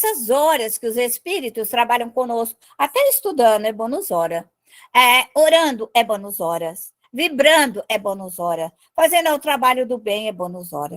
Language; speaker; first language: Portuguese; native; Portuguese